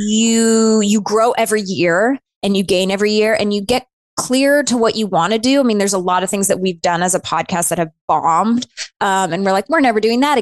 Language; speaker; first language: English; native; English